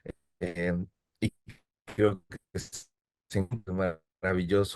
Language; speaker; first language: Spanish; native; Spanish